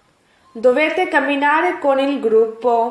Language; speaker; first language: Italian; non-native, learner; Urdu